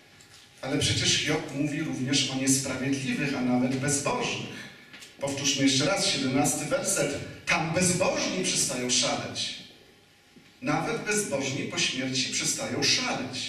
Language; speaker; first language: Polish; native; Polish